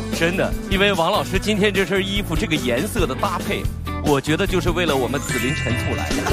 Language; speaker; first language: Chinese; native; Chinese